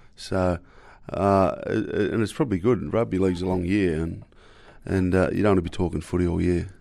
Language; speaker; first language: English; native; English